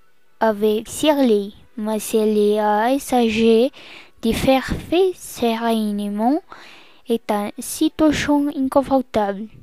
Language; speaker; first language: French; non-native, learner; Spanish